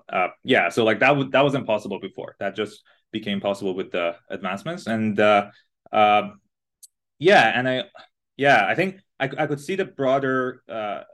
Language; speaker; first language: English; non-native, fluent; Persian